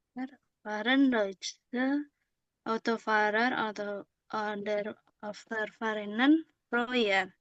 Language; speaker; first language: German; non-native, learner; Indonesian